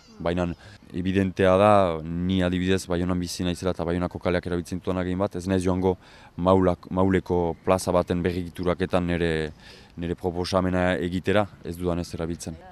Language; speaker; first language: Basque; native; Basque